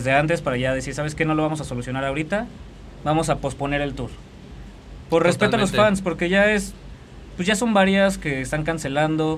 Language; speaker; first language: Spanish; native; Spanish